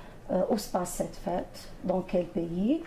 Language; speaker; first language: French; non-native, fluent; Arabic